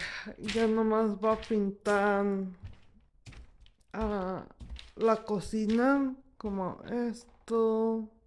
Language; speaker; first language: Spanish; early bilingual, heritage; Spanish